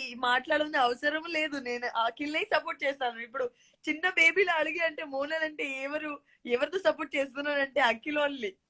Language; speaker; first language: Telugu; non-native, learner; Gujarati